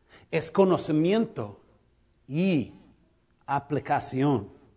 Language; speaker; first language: Spanish; non-native, learner; English